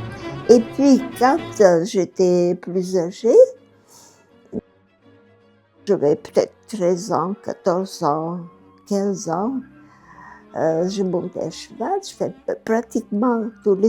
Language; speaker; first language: French; non-native, fluent; Bulgarian